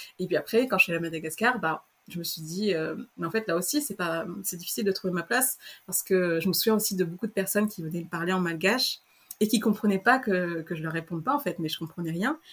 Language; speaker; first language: French; native; French